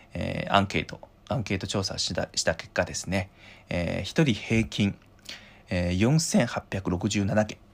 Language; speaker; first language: Japanese; non-native, fluent; Chinese